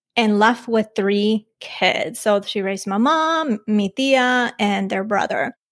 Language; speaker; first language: English; early bilingual, other home language; Spanish